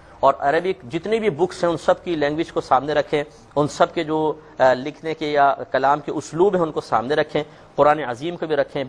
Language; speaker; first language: Urdu; native; Urdu